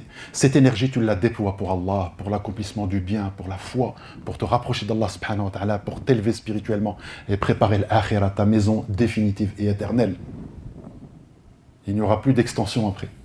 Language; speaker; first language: French; native; French